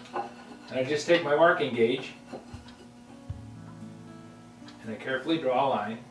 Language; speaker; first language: English; native; English